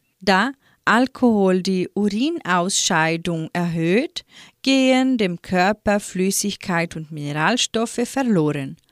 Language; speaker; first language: German; native; German